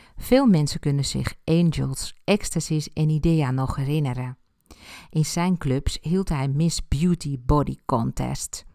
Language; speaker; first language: Dutch; early bilingual, other home language; Spanish